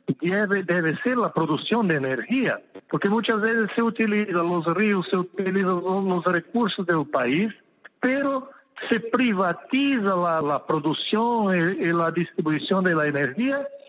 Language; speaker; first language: Spanish; non-native, fluent; Portuguese